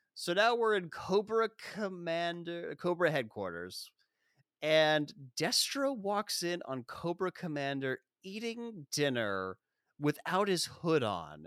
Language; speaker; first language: English; native; English